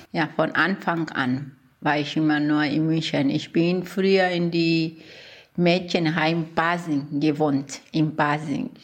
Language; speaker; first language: German; early bilingual, other home language; Portuguese